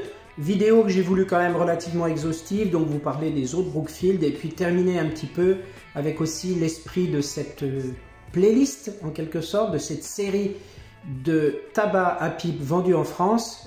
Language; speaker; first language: French; native; French